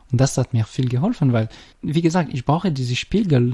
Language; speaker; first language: German; non-native, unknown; French